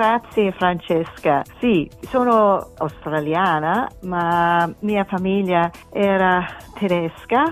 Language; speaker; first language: Italian; non-native, learner; English